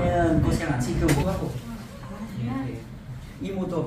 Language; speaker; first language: Korean; non-native, learner; Vietnamese